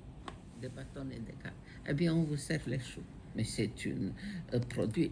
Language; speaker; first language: French; non-native, fluent; Romanian